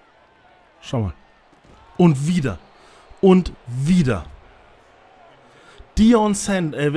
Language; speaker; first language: German; native; German